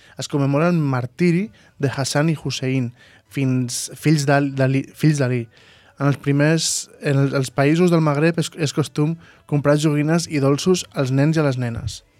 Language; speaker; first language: Catalan; native; Catalan